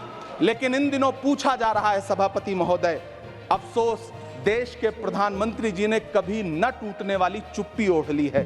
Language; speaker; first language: Hindi; native; Hindi